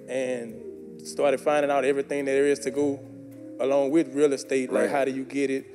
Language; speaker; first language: English; native; English